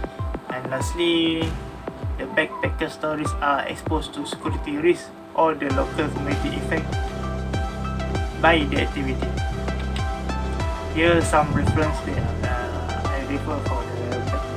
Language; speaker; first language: English; non-native, learner; Malay